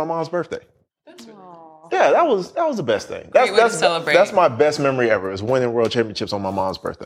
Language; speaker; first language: English; native; English